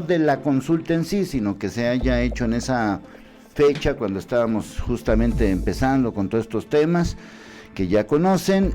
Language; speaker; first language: Spanish; native; Spanish